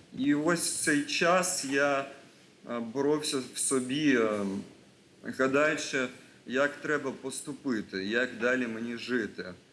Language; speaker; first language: Ukrainian; non-native, local second language; Russian